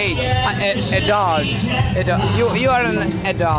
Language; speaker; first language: English; non-native, learner; Hungarian